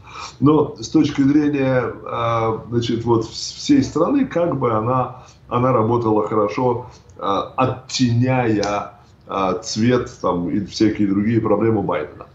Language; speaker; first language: Russian; native; Russian